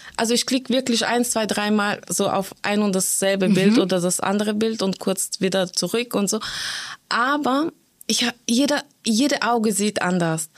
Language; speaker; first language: German; non-native, fluent; Bulgarian